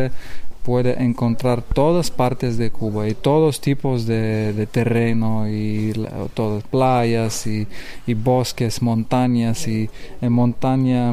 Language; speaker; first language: Spanish; non-native, learner; Lithuanian